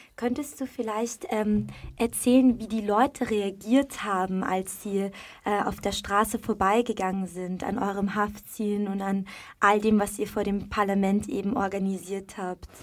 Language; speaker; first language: German; early bilingual, other home language; Persian